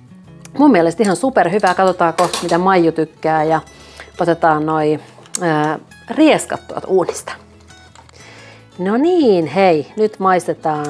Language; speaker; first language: Finnish; native; Finnish